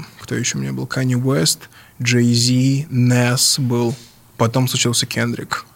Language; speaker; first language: Russian; early bilingual, other home language; English